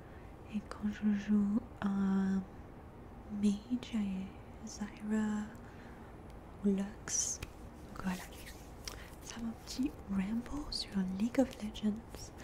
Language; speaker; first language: French; early bilingual, heritage; French